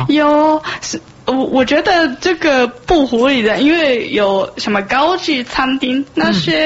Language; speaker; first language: Chinese; non-native, learner; Japanese